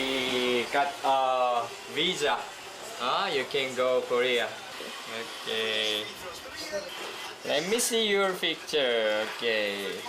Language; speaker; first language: English; non-native, learner; Korean